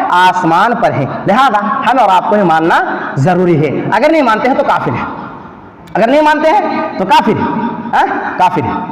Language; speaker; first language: Urdu; native; Urdu